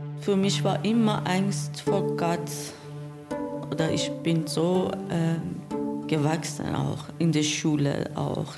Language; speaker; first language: German; non-native, learner; Persian